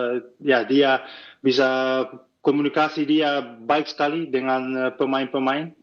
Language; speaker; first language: Indonesian; non-native, fluent; Dutch